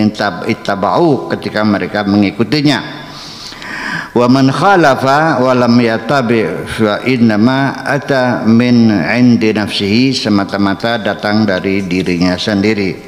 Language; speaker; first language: Indonesian; native; Indonesian